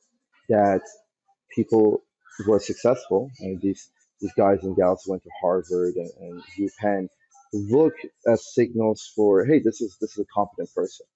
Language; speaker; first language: English; early bilingual, other home language; Persian